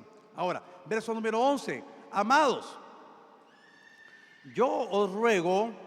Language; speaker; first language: Spanish; native; Spanish